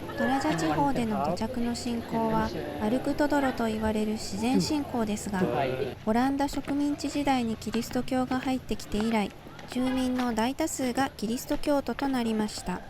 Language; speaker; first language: Japanese; native; Japanese